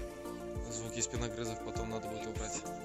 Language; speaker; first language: Russian; native; Russian